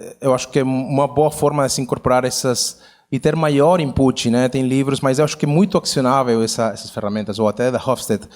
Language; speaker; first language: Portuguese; non-native, fluent; Catalan